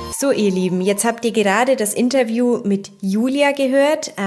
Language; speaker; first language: German; native; German